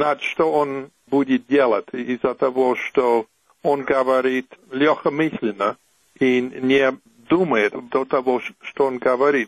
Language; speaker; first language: Russian; non-native, fluent; English